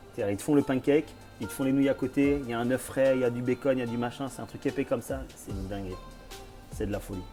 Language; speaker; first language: French; native; French